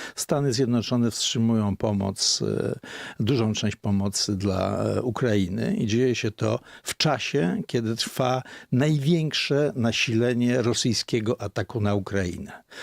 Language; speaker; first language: Polish; native; Polish